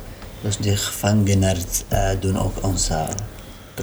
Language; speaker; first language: Dutch; non-native, learner; Arabic